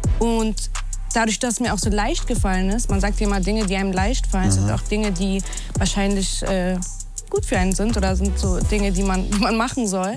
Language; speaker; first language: German; early bilingual, other home language; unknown